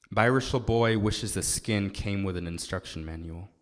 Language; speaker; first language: English; native; English